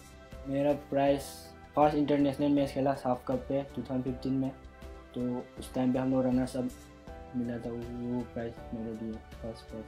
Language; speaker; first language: Hindi; non-native, local second language; Bangla